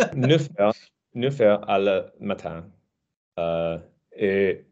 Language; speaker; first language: French; non-native, learner; English